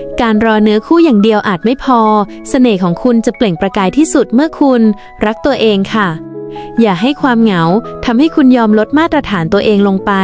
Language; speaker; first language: Thai; native; Thai